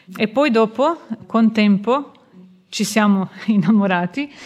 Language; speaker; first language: Italian; non-native, fluent; Croatian